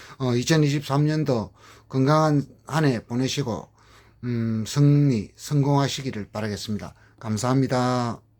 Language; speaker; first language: Korean; native; Korean